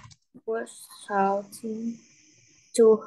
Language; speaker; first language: English; non-native, learner; Vietnamese